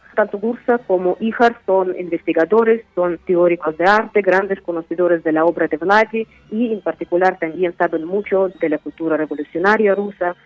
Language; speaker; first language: Spanish; non-native, fluent; Uzbek